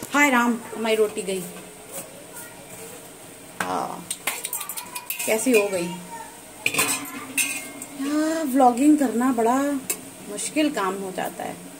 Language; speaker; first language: Hindi; native; Hindi